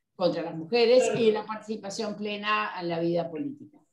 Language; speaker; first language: Spanish; native; Spanish